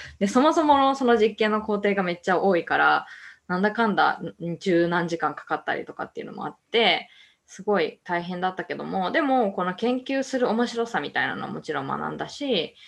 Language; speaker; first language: Japanese; native; Japanese